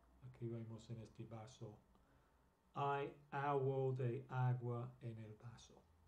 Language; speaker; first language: Spanish; non-native, fluent; English